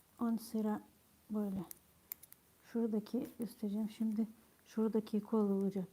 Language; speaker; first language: Turkish; non-native, fluent; Ukrainian